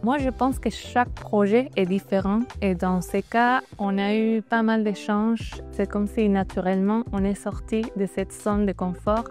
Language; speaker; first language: French; non-native, fluent; Spanish